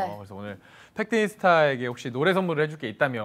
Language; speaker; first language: Korean; native; Korean